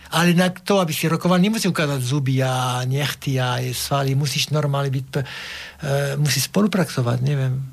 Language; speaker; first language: Slovak; non-native, fluent; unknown